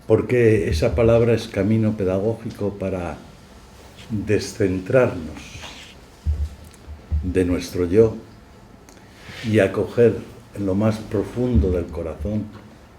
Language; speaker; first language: Spanish; native; Spanish